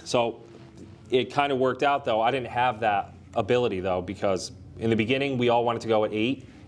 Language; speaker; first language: English; native; English